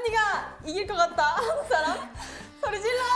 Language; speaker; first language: Korean; native; Korean